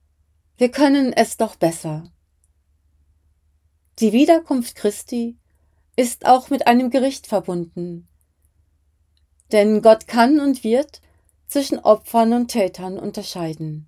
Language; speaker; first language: German; native; German